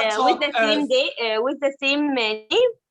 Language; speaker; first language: English; non-native, learner; Arabic